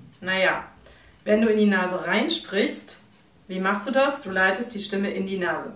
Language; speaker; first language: German; native; German